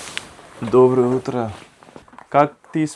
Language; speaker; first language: Russian; non-native, learner; Hindi